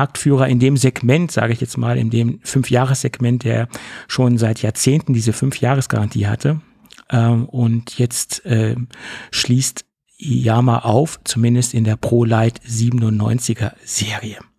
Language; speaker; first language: German; native; German